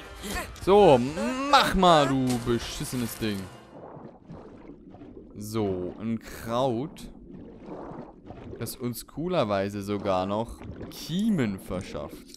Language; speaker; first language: German; native; German